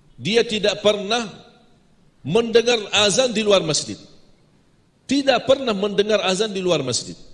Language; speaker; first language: Malay; non-native, fluent; Arabic